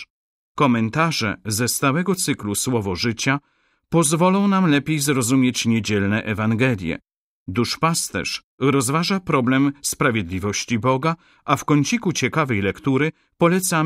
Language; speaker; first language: Polish; native; Polish